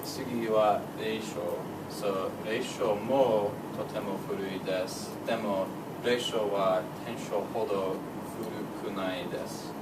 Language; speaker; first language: Japanese; non-native, learner; English